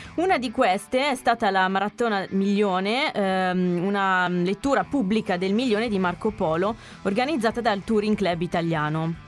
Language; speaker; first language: Italian; native; Italian